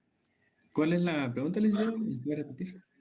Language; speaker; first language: Spanish; native; Spanish